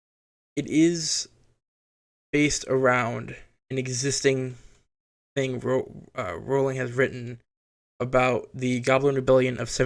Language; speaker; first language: English; native; English